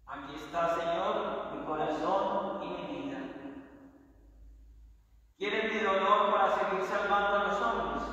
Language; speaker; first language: Spanish; native; Spanish